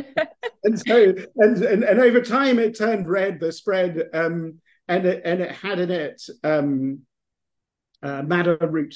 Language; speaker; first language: English; native; English